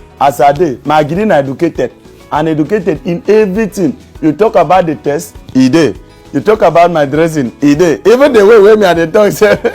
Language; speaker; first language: Nigerian Pidgin; non-native, local second language; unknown